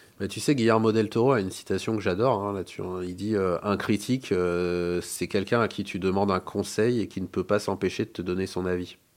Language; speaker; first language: French; native; French